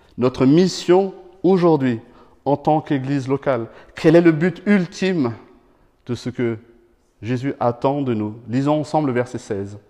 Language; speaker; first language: French; non-native, local second language; Malagasy